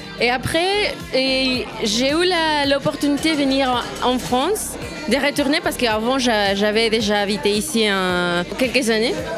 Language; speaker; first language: French; non-native, fluent; Spanish